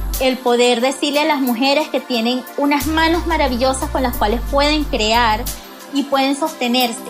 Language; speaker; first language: Spanish; native; Spanish